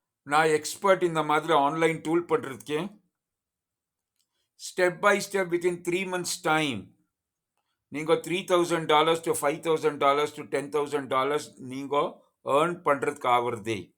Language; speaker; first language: Tamil; non-native, learner; Kannada